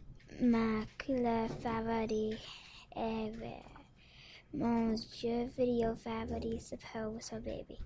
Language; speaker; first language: French; non-native, learner; English